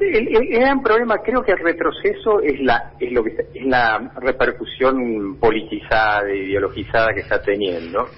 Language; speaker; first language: Spanish; native; Spanish